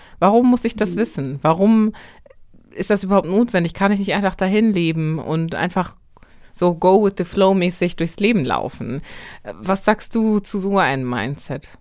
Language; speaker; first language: German; native; German